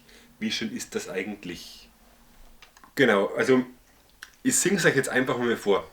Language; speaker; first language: German; native; German